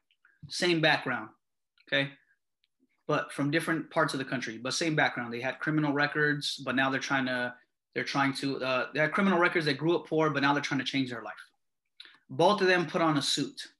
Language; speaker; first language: English; native; English